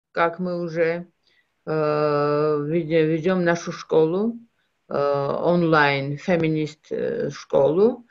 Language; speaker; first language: Russian; non-native, local second language; Georgian